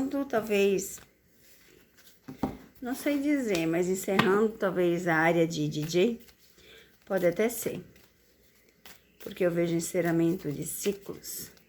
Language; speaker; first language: Portuguese; native; Portuguese